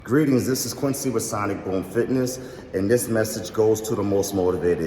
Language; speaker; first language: English; native; English